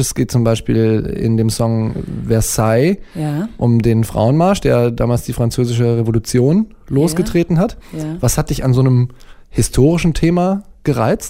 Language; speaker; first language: German; native; German